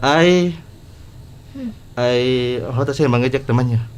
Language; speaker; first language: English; non-native, learner; Indonesian